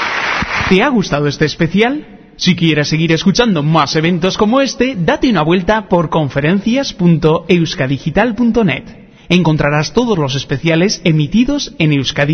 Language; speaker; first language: Spanish; native; Spanish